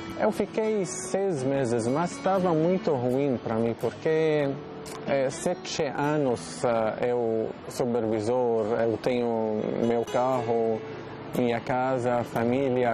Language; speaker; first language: Portuguese; non-native, learner; Arabic